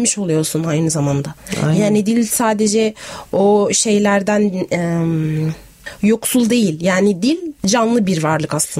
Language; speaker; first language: Turkish; non-native, fluent; Arabic